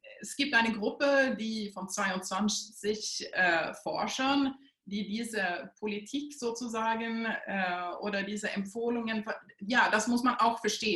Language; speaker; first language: German; non-native, fluent; Swedish